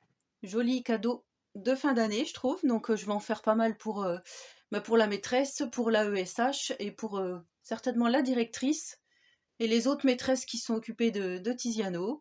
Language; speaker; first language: French; native; French